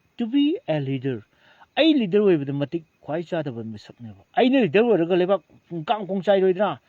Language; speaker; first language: Manipuri; non-native, local second language; Thado Chin